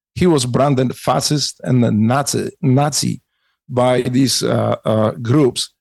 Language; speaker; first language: English; non-native, fluent; Polish